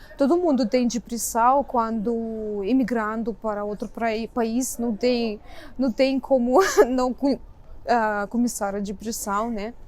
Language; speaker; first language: Portuguese; non-native, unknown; Russian